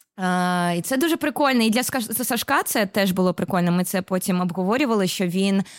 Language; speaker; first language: Ukrainian; non-native, local second language; Russian